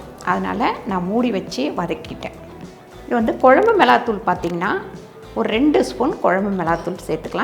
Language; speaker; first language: Tamil; native; Tamil